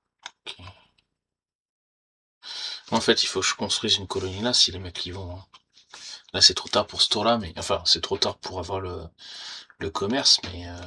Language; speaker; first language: French; native; French